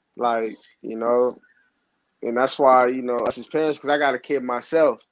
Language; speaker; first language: English; native; English